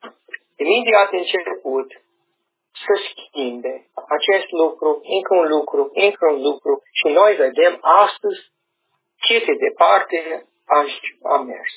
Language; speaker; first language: Romanian; non-native, learner; English